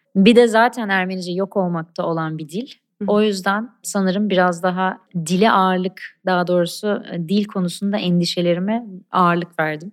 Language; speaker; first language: Turkish; non-native, local second language; Armenian